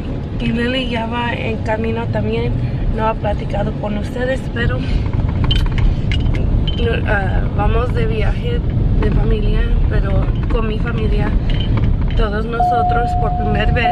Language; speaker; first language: Spanish; early bilingual, heritage; Spanish